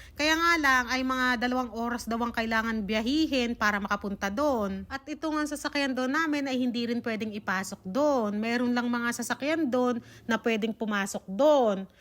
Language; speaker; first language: Filipino; native; Filipino